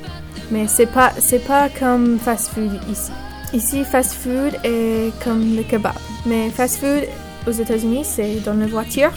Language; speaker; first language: French; non-native, learner; English